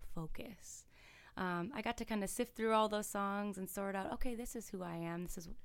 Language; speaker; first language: English; native; English